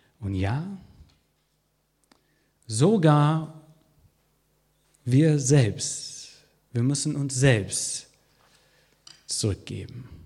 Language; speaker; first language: German; non-native, fluent; English